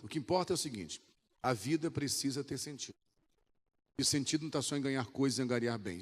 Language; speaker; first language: Portuguese; native; Portuguese